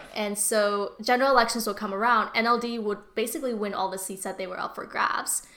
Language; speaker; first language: English; early bilingual, other home language; Burmese